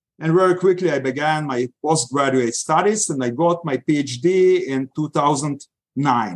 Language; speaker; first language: English; non-native, fluent; Yiddish